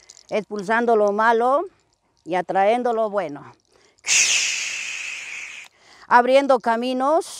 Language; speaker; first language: Spanish; native; Spanish